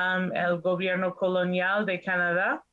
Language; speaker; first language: Spanish; non-native, learner; English